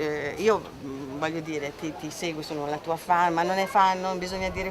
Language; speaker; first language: Italian; native; Italian